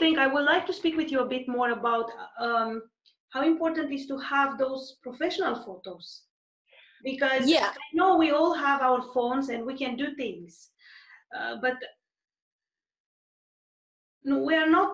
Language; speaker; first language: English; non-native, fluent; Romanian